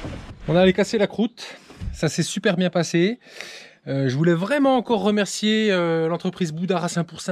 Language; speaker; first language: French; native; French